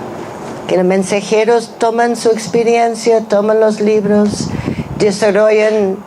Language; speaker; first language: Spanish; non-native, fluent; English